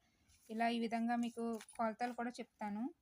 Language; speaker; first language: Telugu; native; Telugu